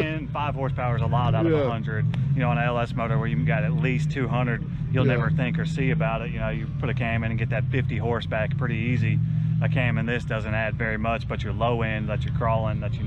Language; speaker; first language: English; native; English